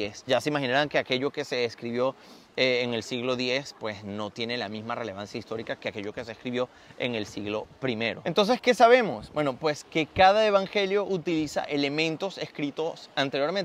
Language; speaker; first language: Spanish; native; Spanish